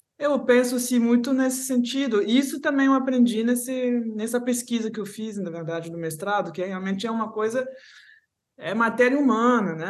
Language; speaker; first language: Portuguese; non-native, fluent; French